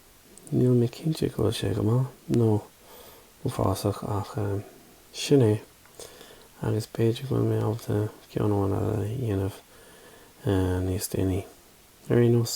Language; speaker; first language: Irish; non-native, local second language; English